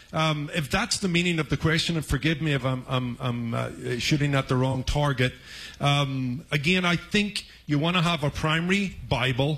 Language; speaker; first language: English; native; English